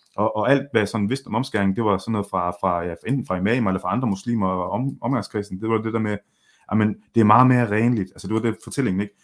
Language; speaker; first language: Danish; early bilingual, other home language; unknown